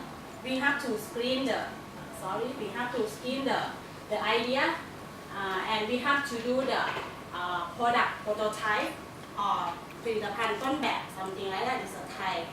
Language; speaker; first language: English; non-native, learner; Thai